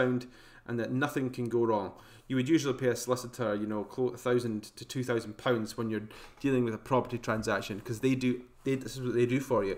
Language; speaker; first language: English; native; English